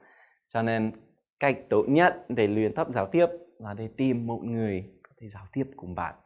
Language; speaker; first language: Vietnamese; non-native, fluent; English